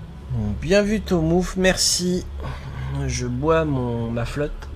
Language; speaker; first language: French; native; French